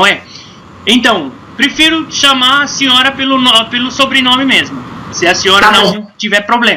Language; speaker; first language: Portuguese; non-native, fluent; Arabic